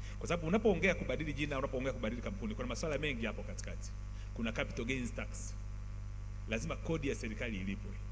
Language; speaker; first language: Swahili; native; Swahili